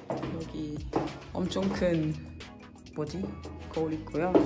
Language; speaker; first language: Korean; non-native, fluent; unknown